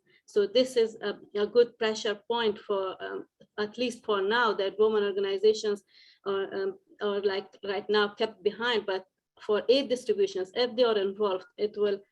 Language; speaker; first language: English; non-native, fluent; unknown